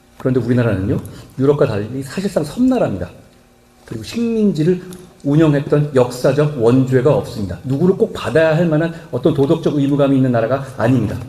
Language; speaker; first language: Korean; native; Korean